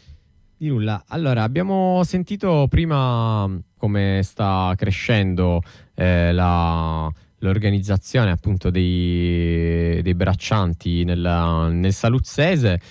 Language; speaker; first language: Italian; native; Italian